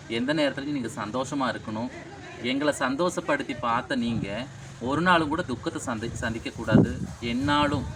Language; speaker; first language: Tamil; native; Tamil